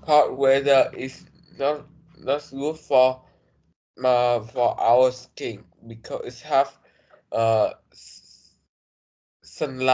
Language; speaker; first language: English; non-native, learner; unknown